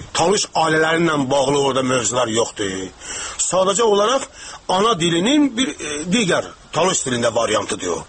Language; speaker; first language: Azerbaijani; non-native, local second language; Talysh